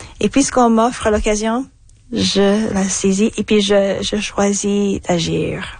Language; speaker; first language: French; non-native, fluent; English